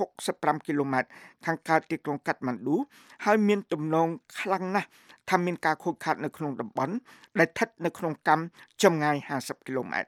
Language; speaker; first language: Khmer; native; Khmer